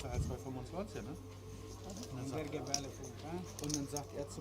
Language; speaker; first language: German; native; German